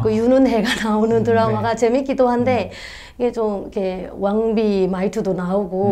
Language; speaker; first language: Korean; non-native, fluent; Burmese